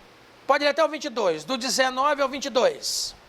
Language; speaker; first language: Portuguese; native; Portuguese